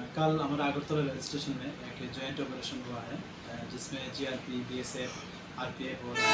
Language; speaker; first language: Hindi; non-native, local second language; Bangla